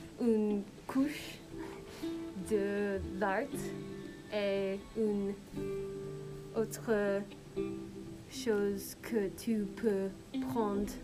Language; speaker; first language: French; non-native, learner; English